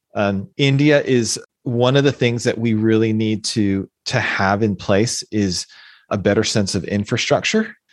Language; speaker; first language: English; native; English